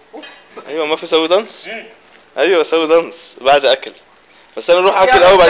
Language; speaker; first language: Arabic; non-native, learner; Tamil